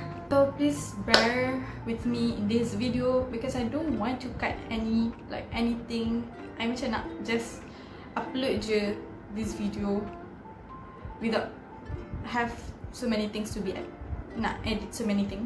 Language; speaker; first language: English; non-native, local second language; Malay